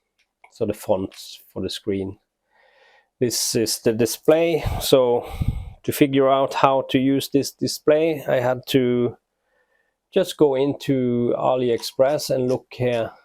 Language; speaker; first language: English; non-native, fluent; Norwegian